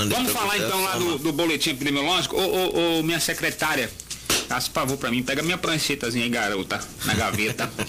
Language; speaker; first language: Portuguese; native; Portuguese